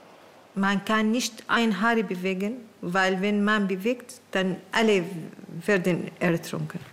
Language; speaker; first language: German; non-native, learner; Arabic